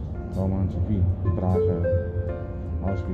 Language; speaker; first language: German; non-native, learner; Spanish